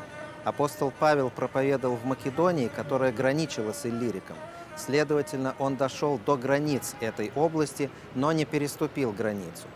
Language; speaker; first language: Russian; native; Russian